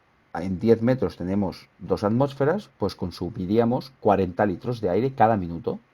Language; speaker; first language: Spanish; native; Spanish